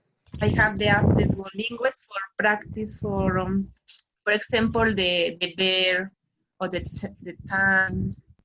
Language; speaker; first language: English; non-native, learner; Spanish